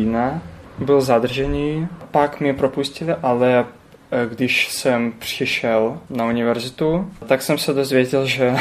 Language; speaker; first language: Czech; non-native, learner; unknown